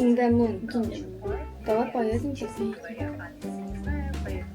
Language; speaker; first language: Russian; non-native, learner; Korean